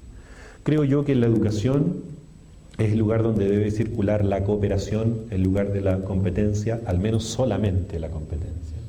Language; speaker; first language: Spanish; native; Spanish